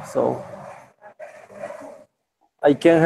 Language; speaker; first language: English; non-native, learner; Spanish